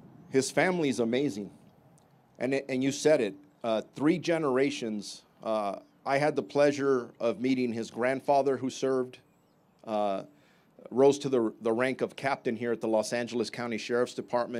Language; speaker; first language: English; early bilingual, other home language; Spanish